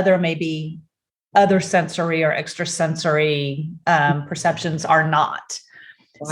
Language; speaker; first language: English; native; English